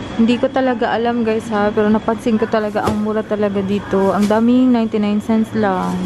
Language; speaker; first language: Filipino; native; Filipino